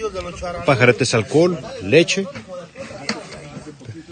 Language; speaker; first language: Spanish; native; Spanish